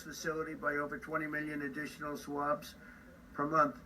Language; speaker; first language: English; native; English